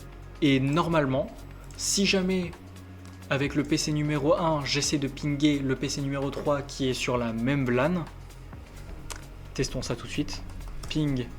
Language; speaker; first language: French; native; French